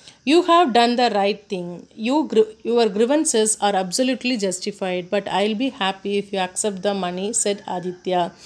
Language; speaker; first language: English; non-native, local second language; Tamil